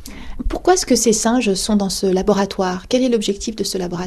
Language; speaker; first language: French; native; French